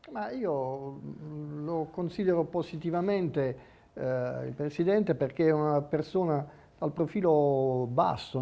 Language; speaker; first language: Italian; native; Italian